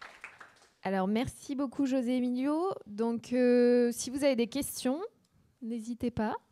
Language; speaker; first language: French; native; French